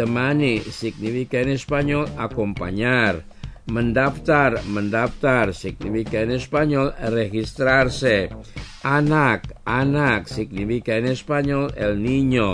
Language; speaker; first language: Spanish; non-native, fluent; Indonesian